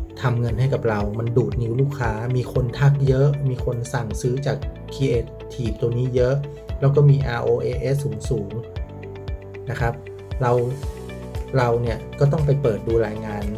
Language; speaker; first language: Thai; native; Thai